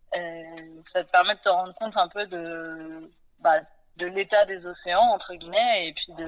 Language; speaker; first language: French; native; French